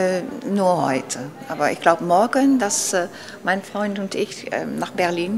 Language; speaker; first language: German; non-native, learner; Dutch